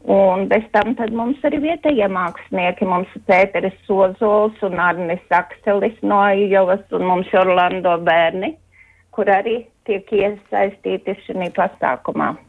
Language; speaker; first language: Latvian; native; Latvian